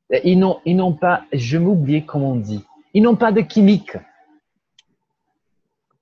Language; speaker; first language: French; non-native, fluent; Portuguese